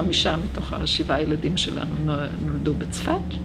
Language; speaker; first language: Hebrew; early bilingual, other home language; Romanian